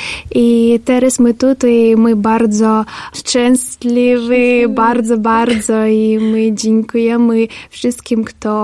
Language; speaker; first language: Polish; non-native, learner; Russian